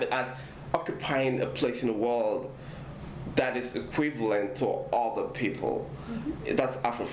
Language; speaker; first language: English; non-native, local second language; Igbo